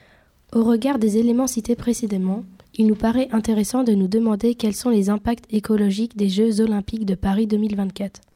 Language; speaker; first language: French; native; French